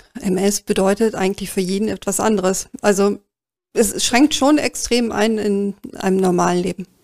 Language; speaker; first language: German; native; German